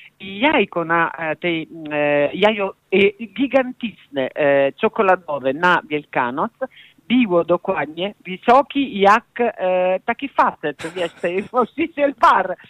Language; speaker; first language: Polish; non-native, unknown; Italian